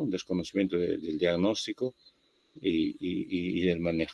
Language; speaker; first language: Spanish; native; Spanish